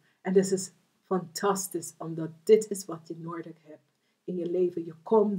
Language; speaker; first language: Dutch; non-native, fluent; English